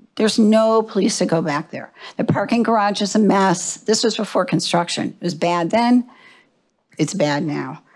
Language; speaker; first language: English; native; English